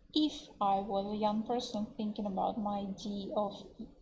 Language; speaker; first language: English; non-native, fluent; Russian